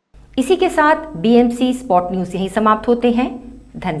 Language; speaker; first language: Hindi; native; Hindi